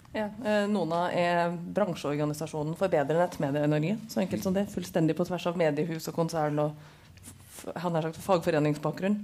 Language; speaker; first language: Norwegian; native; Norwegian